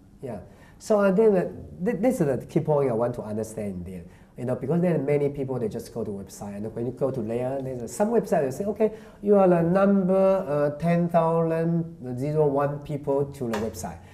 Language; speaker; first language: English; non-native, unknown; Chinese